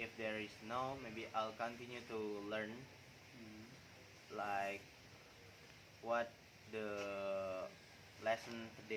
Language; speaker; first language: English; non-native, learner; Indonesian